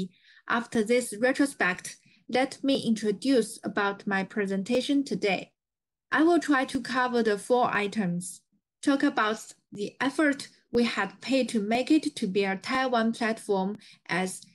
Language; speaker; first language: English; non-native, fluent; Chinese